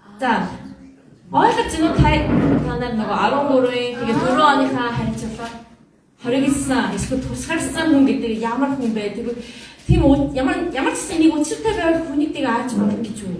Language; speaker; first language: Mongolian; non-native, fluent; Korean